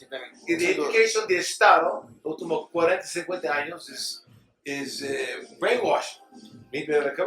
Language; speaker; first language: Spanish; non-native, learner; English